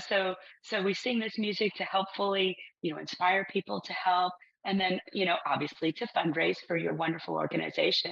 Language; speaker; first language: English; native; English